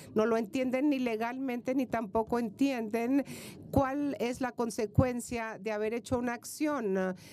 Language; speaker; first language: Spanish; non-native, fluent; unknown